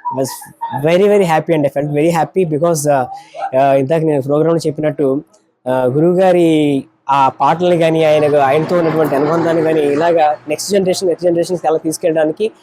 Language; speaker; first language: Telugu; native; Telugu